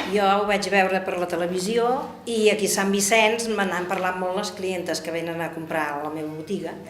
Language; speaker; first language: Catalan; non-native, local second language; Spanish